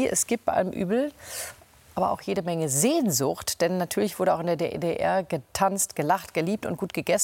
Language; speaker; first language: German; native; German